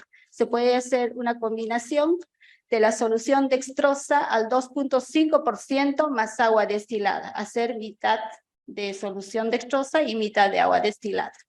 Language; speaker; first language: Spanish; native; Spanish